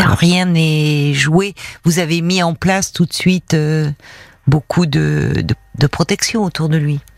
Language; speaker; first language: French; native; French